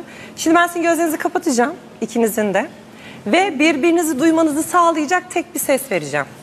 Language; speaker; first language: Turkish; native; Turkish